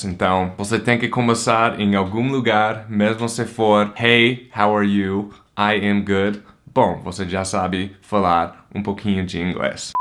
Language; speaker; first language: Portuguese; non-native, fluent; English